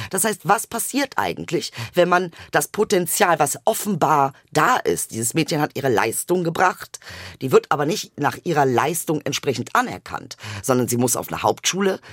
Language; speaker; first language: German; early bilingual, other home language; Turkish